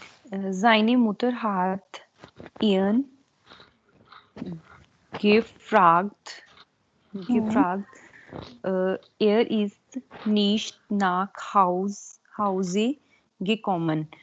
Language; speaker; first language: German; non-native, learner; Hindi